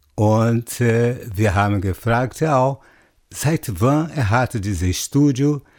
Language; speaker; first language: German; non-native, fluent; Portuguese